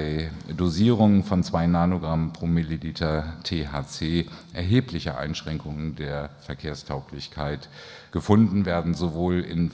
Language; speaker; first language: German; native; German